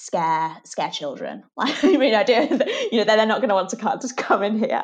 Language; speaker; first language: English; native; English